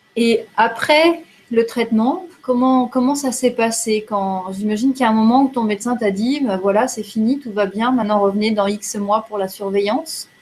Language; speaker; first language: French; native; French